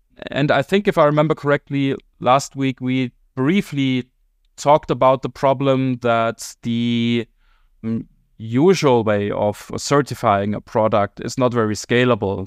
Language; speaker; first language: English; non-native, fluent; German